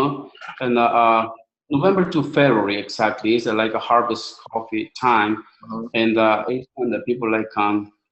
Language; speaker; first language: English; non-native, learner; Spanish